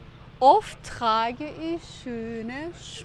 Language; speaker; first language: German; non-native, fluent; Persian